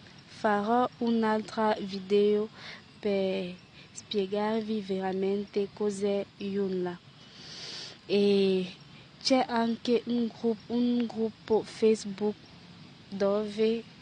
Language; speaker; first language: Italian; non-native, learner; French